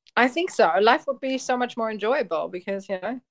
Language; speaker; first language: English; early bilingual, heritage; Polish